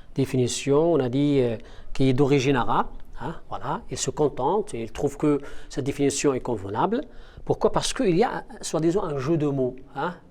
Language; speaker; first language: French; non-native, local second language; Arabic